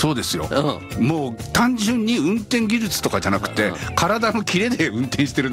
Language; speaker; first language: Japanese; native; Japanese